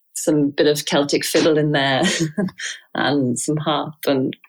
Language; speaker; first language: English; native; English